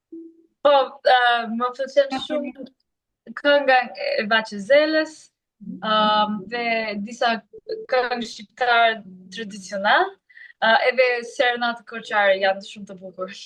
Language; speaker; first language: Albanian; non-native, learner; English